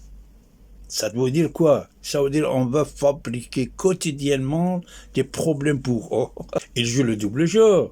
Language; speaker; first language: French; non-native, fluent; Persian